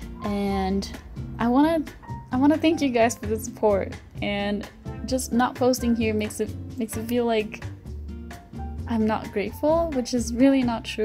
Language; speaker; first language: English; non-native, fluent; Portuguese